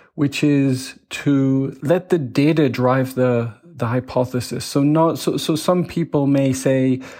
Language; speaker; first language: English; native; English